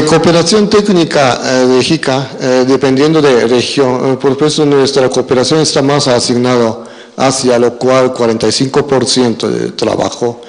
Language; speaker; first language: Spanish; non-native, fluent; Japanese